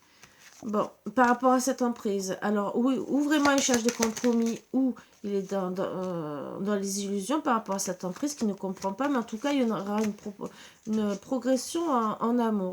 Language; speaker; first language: French; native; French